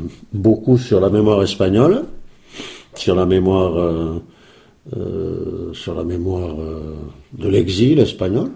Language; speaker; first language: French; early bilingual, other home language; Spanish